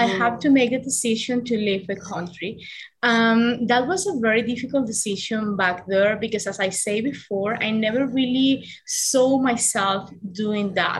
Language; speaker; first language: English; non-native, fluent; Spanish